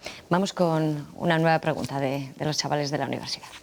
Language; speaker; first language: Spanish; native; Spanish